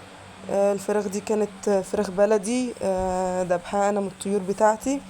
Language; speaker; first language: Arabic; native; Arabic